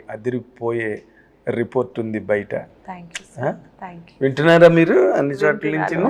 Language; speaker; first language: Telugu; native; Telugu